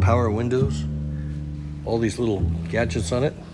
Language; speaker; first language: English; native; English